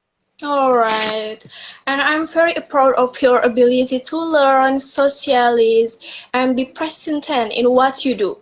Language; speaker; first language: English; non-native, learner; Indonesian